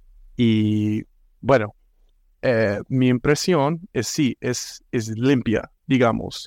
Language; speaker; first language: Spanish; non-native, fluent; English